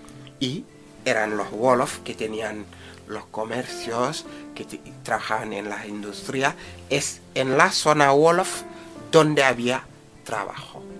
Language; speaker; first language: Spanish; non-native, fluent; Wolof